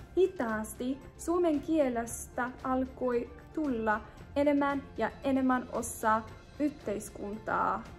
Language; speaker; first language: Finnish; non-native, learner; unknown